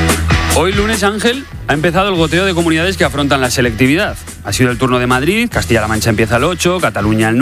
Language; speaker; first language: Spanish; native; Spanish